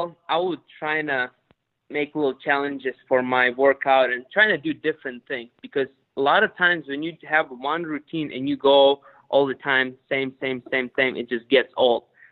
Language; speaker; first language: English; non-native, fluent; Ukrainian